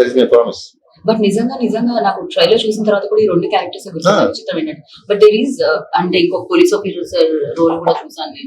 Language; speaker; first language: Telugu; native; Telugu